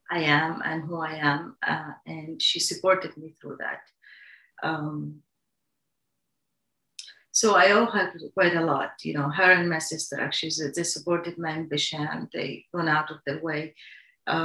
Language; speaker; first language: English; non-native, fluent; Arabic